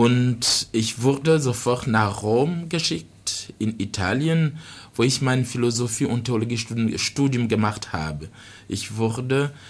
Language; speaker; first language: German; non-native, fluent; Rundi